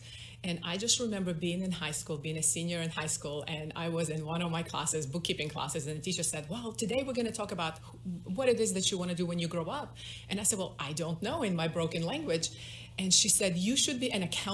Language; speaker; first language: English; non-native, fluent; Russian